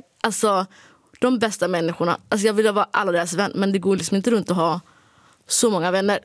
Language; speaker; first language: Swedish; early bilingual, other home language; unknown